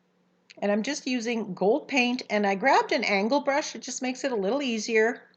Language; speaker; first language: English; native; English